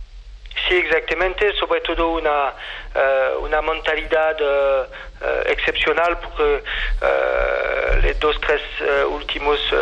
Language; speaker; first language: Spanish; non-native, fluent; French